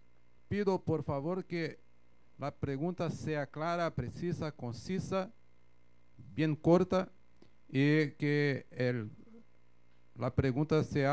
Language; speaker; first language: Spanish; non-native, fluent; Portuguese